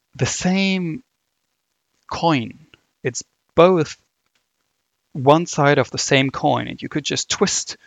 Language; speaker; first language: English; non-native, fluent; German